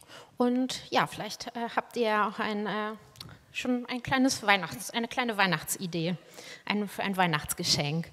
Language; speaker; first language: German; native; German